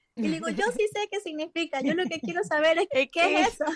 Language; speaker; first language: Catalan; non-native, learner; Spanish